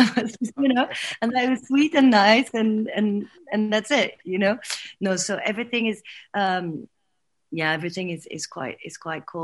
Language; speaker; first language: English; non-native, fluent; French